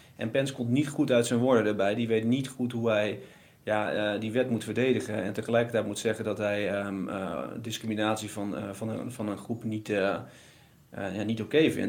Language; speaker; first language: Dutch; native; Dutch